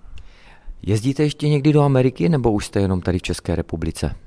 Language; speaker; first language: Czech; native; Czech